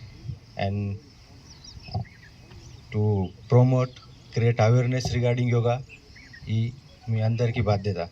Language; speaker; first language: Telugu; non-native, learner; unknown